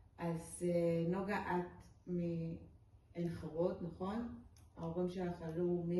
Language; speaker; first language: Hebrew; native; Hebrew